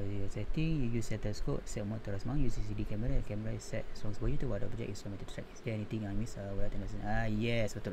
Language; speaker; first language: English; non-native, local second language; Malay